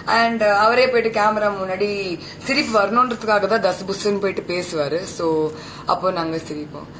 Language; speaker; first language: Tamil; native; Tamil